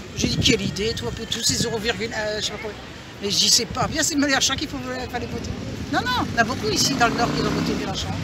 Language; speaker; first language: French; native; French